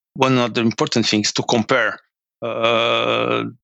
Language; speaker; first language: English; non-native, fluent; Portuguese